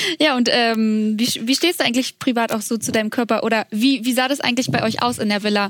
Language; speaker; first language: German; native; German